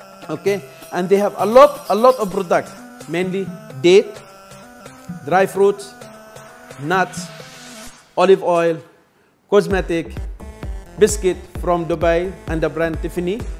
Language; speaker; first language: English; non-native, local second language; Malay